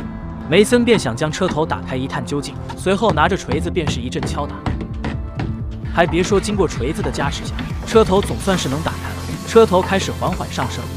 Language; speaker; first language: Chinese; native; Chinese